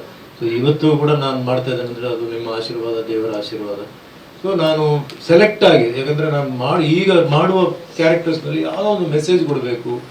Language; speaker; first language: Kannada; early bilingual, other home language; Tulu